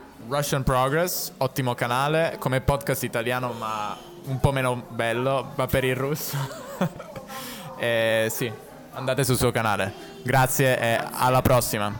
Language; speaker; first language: Italian; native; Italian